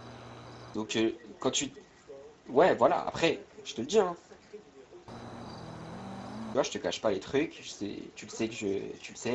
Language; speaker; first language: French; native; French